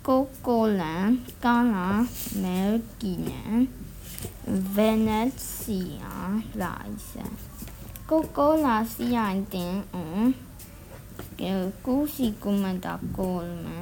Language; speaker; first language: Finnish; non-native, learner; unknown